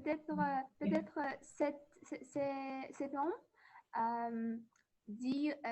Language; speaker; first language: French; non-native, learner; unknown